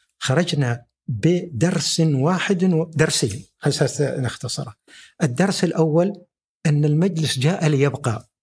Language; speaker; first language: Arabic; native; Arabic